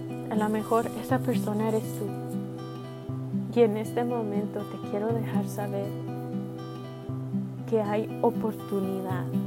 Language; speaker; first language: Spanish; early bilingual, heritage; Spanish